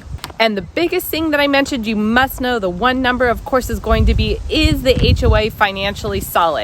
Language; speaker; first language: English; native; English